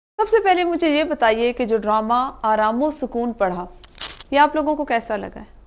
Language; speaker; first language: Urdu; native; Urdu